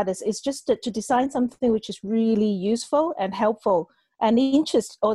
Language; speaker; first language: English; non-native, local second language; Cantonese